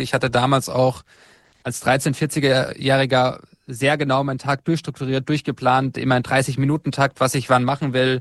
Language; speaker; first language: German; native; German